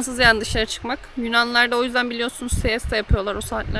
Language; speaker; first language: Turkish; native; Turkish